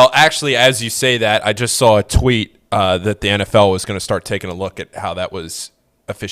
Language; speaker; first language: English; native; English